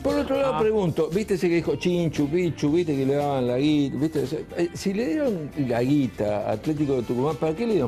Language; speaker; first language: Spanish; native; Spanish